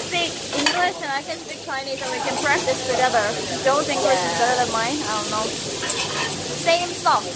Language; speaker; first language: English; non-native, learner; Korean